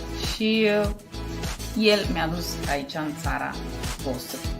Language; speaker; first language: Romanian; non-native, fluent; Spanish